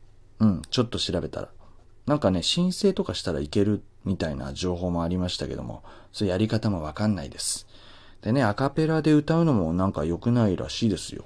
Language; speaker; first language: Japanese; native; Japanese